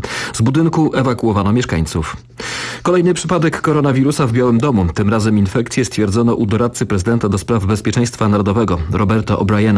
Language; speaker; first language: Polish; native; Polish